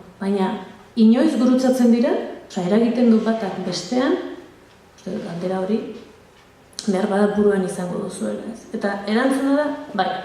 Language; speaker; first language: Basque; native; Basque